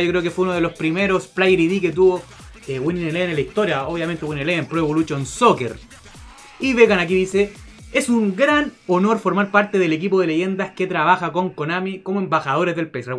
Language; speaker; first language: Spanish; native; Spanish